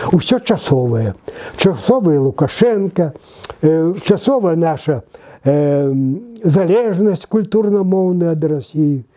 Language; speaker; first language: Belarusian; native; Belarusian